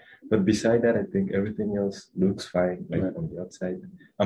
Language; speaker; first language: English; non-native, local second language; Kinyarwanda